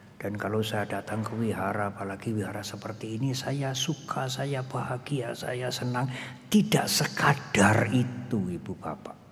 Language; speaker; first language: Indonesian; non-native, local second language; Javanese